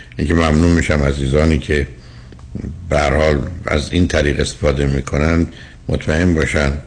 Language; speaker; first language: Persian; native; Persian